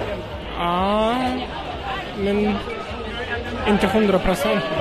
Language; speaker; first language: Swedish; non-native, fluent; Russian